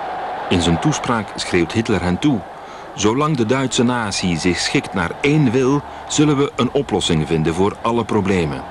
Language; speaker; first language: Dutch; native; Dutch